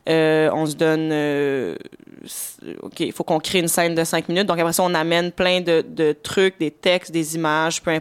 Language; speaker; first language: French; native; French